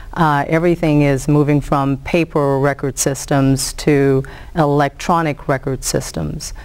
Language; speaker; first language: English; native; English